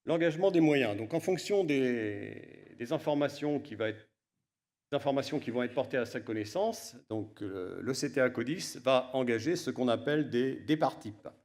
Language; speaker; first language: French; native; French